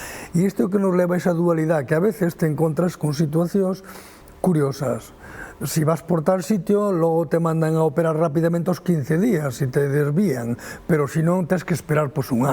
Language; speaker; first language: Galician; native; Galician